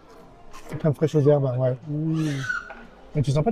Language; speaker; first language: French; native; French